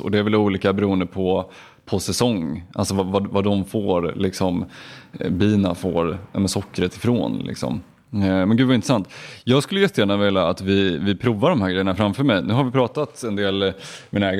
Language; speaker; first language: Swedish; native; Swedish